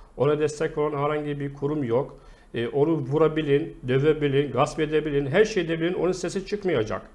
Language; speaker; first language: Turkish; non-native, fluent; Arabic